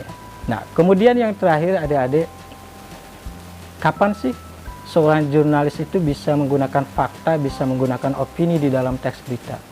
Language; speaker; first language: Indonesian; native; Indonesian